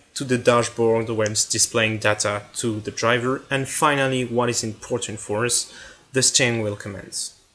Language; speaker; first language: English; non-native, fluent; French